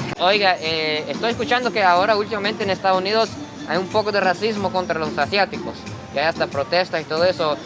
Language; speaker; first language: Spanish; non-native, fluent; Japanese